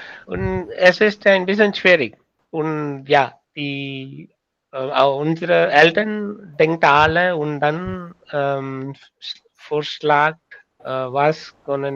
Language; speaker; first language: German; non-native, learner; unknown